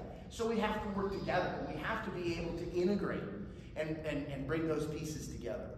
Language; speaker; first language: English; native; English